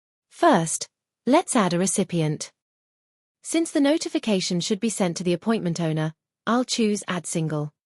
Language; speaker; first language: English; non-native, fluent; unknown